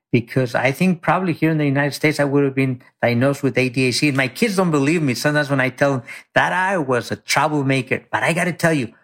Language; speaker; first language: English; early bilingual, other home language; Spanish